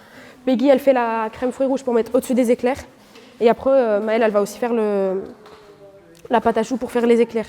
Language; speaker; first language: French; native; French